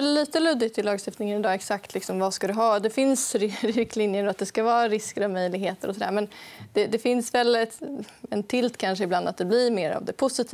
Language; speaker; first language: Swedish; native; Swedish